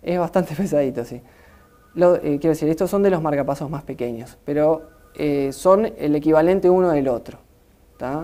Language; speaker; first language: Spanish; native; Spanish